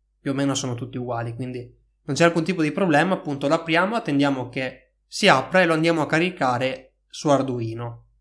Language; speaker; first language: Italian; native; Italian